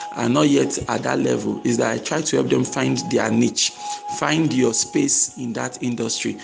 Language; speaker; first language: English; non-native, local second language; Yoruba